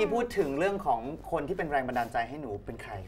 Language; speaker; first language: Thai; native; Thai